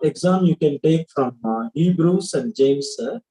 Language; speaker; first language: English; non-native, local second language; Kannada